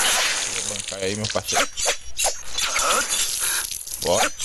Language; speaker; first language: Portuguese; native; Portuguese